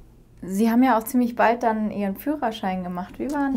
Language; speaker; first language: German; native; German